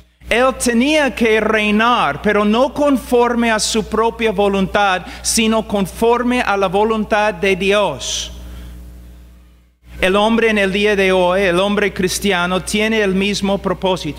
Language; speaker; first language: Spanish; non-native, fluent; English